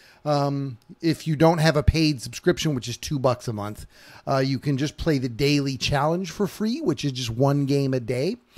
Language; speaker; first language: English; native; English